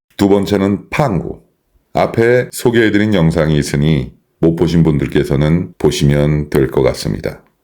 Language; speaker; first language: Korean; non-native, fluent; Chinese